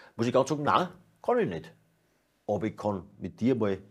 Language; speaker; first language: German; native; German